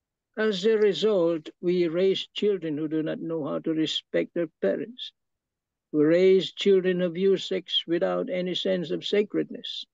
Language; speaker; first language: English; non-native, local second language; Filipino